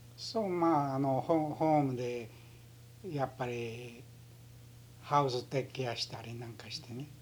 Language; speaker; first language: Japanese; early bilingual, heritage; Japanese